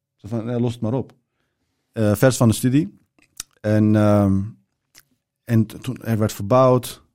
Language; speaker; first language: Dutch; early bilingual, other home language; Turkish